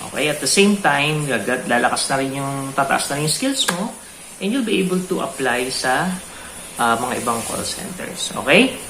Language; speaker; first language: Filipino; native; Filipino